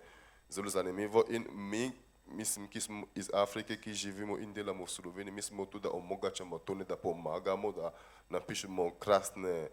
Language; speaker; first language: Slovenian; non-native, fluent; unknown